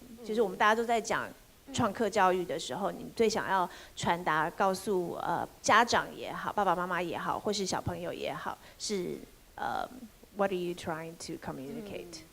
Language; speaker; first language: Chinese; native; Chinese